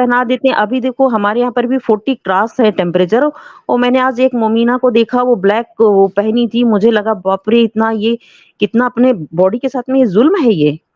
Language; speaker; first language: Hindi; native; Hindi